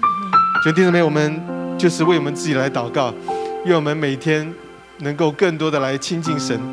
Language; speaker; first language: Chinese; native; Chinese